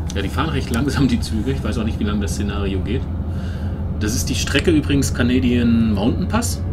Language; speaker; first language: German; native; German